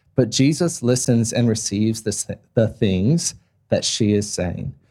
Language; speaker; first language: English; native; English